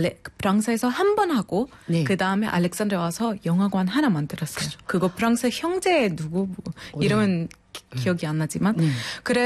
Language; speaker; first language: Korean; non-native, fluent; Arabic